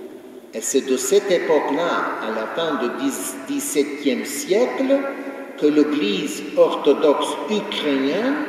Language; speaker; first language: French; non-native, fluent; Ukrainian